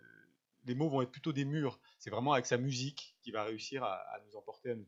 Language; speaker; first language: French; native; French